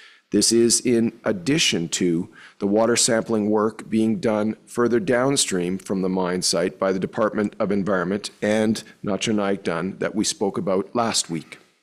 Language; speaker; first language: English; native; English